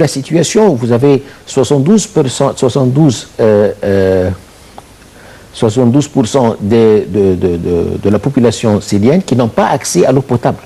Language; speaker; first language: French; non-native, fluent; Arabic